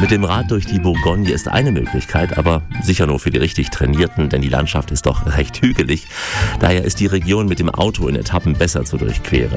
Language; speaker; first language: German; native; German